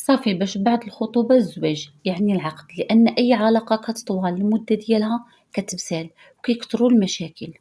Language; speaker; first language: Arabic; native; Arabic